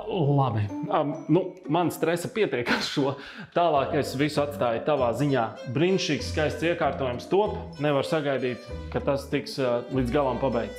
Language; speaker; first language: Latvian; native; Latvian